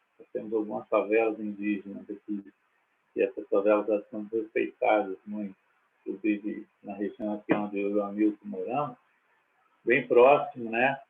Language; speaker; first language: Portuguese; native; Portuguese